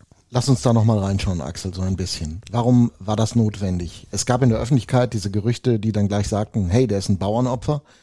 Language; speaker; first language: German; native; German